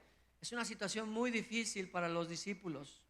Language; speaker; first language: Spanish; native; Spanish